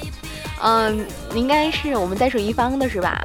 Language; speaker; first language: Chinese; native; Chinese